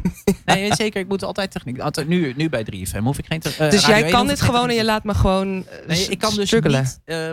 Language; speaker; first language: Dutch; native; Dutch